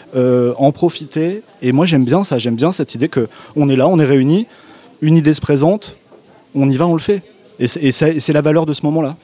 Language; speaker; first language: French; native; French